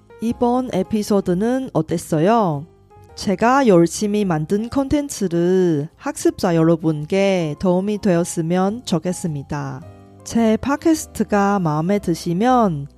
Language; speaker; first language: Korean; non-native, fluent; Chinese